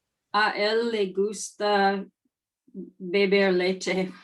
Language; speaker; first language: Spanish; non-native, learner; English